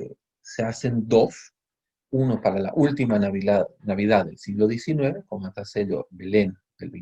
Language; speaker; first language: Spanish; native; Spanish